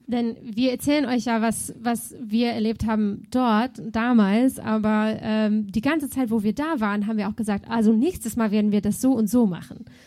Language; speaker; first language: German; native; German